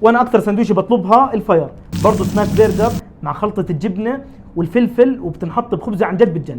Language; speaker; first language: Arabic; native; Arabic